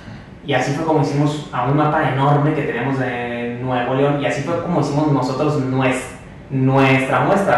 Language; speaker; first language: Spanish; native; Spanish